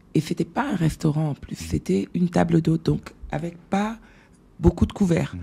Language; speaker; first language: French; native; French